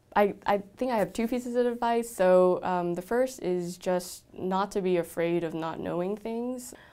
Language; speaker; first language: English; native; English